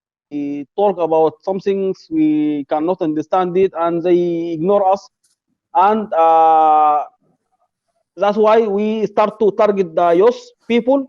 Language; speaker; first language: English; non-native, learner; Arabic